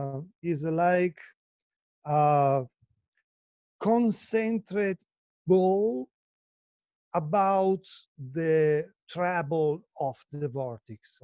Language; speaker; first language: English; non-native, learner; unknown